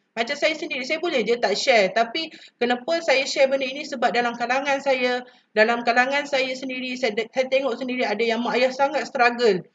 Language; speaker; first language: Malay; native; Malay